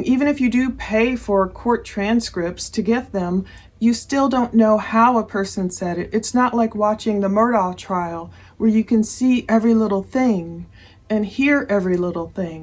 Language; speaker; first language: English; native; English